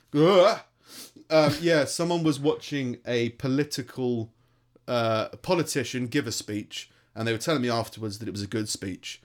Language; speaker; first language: English; native; English